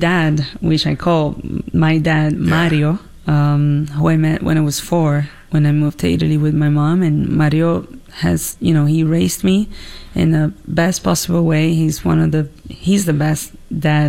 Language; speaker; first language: English; non-native, fluent; Italian